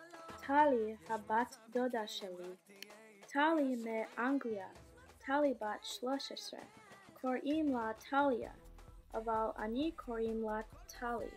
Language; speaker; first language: Hebrew; non-native, learner; English